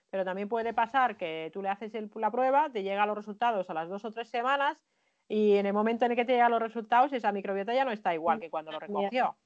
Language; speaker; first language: Spanish; non-native, fluent; Finnish